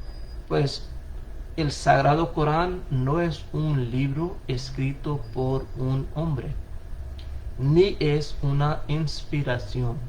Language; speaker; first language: Spanish; non-native, fluent; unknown